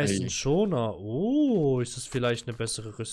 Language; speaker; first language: German; native; German